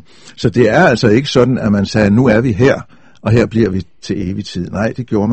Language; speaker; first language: Danish; native; Danish